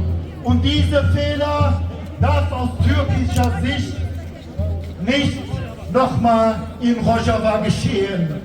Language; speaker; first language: German; non-native, fluent; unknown